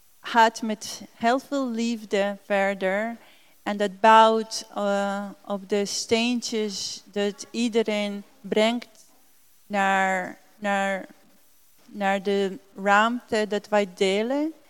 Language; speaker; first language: Dutch; non-native, learner; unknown